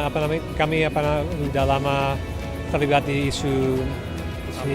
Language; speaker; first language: Indonesian; non-native, fluent; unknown